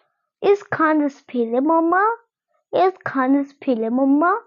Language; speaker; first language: German; non-native, learner; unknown